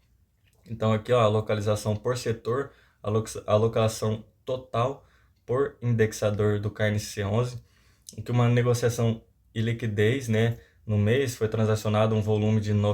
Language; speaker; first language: Portuguese; native; Portuguese